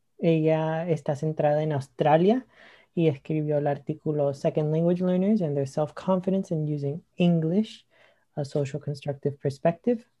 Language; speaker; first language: Spanish; early bilingual, heritage; Spanish